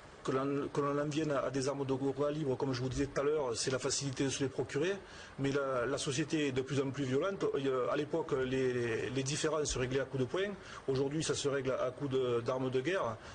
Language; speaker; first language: French; native; French